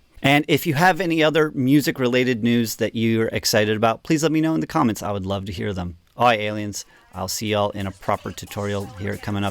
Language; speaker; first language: English; native; English